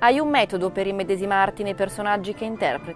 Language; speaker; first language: Italian; native; Italian